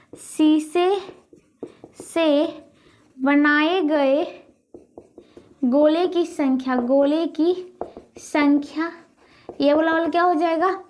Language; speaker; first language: Hindi; native; Hindi